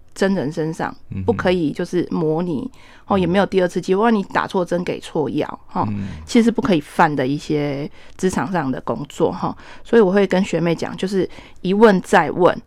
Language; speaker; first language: Chinese; native; Chinese